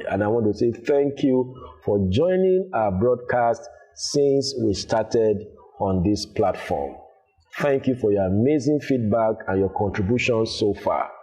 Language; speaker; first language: English; non-native, local second language; Yoruba